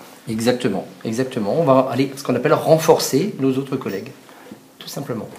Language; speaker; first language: French; native; French